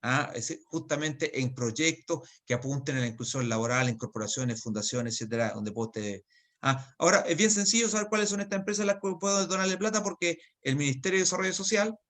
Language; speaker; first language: Spanish; native; Spanish